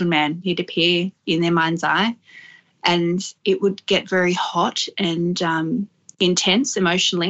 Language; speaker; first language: English; native; English